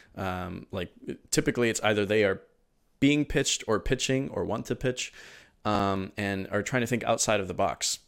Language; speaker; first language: English; early bilingual, other home language; Spanish